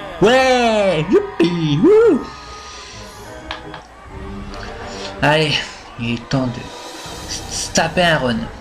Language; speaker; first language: French; native; French